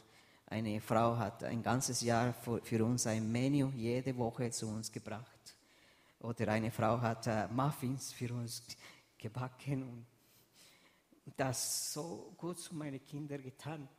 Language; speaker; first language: German; non-native, fluent; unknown